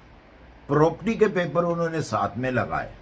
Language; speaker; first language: Urdu; native; Urdu